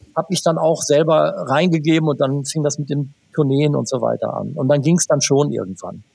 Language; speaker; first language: German; native; German